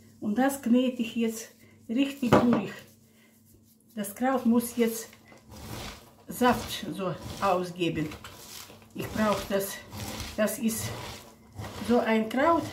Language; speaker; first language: German; non-native, local second language; Russian